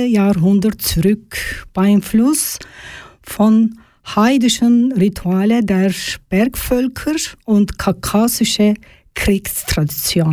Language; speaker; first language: German; non-native, learner; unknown